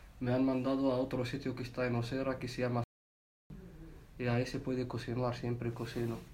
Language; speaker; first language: Spanish; non-native, learner; Arabic